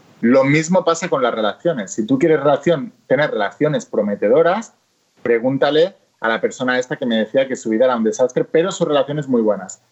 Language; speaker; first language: Spanish; native; Spanish